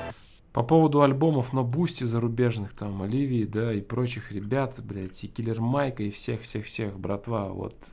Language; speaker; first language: Russian; native; Russian